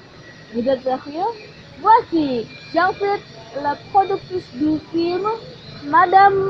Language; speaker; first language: French; non-native, learner; Indonesian